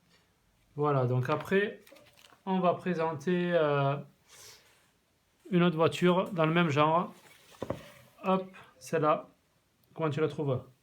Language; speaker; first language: French; native; French